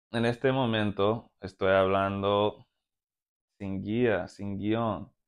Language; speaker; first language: Spanish; non-native, fluent; English